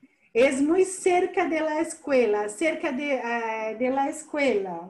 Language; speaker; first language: Spanish; non-native, fluent; Portuguese